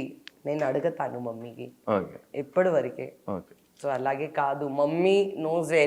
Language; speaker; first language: Telugu; non-native, local second language; Hindi